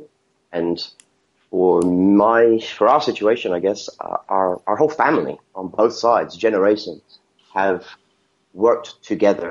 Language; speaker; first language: English; native; English